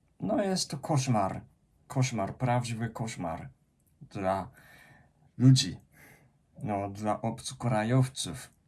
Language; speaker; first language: Polish; non-native, fluent; Japanese